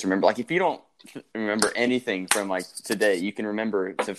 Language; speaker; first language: English; native; English